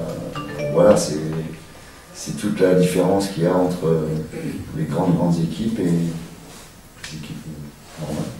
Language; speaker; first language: French; native; French